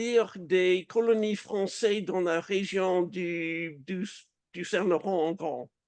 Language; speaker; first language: French; non-native, fluent; English